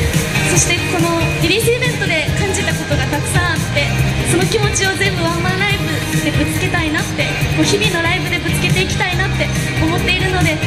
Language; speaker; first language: Japanese; native; Japanese